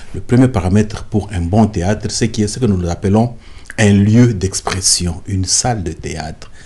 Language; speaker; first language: French; non-native, local second language; Lingala